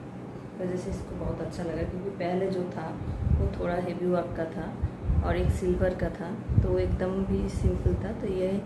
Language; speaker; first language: Hindi; non-native, local second language; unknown